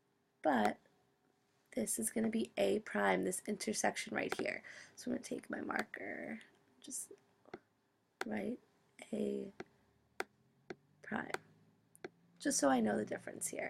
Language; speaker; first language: English; native; English